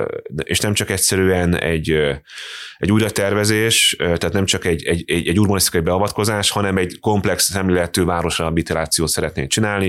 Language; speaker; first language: Hungarian; native; Hungarian